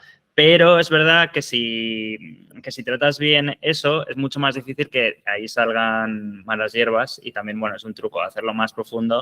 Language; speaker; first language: Spanish; native; Spanish